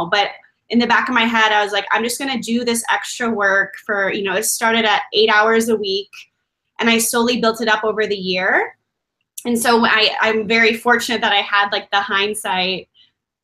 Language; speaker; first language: English; native; English